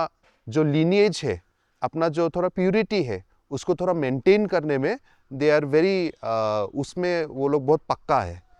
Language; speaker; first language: Hindi; non-native, local second language; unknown